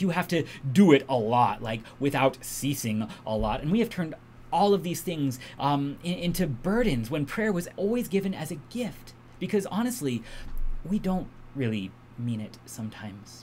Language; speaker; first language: English; native; English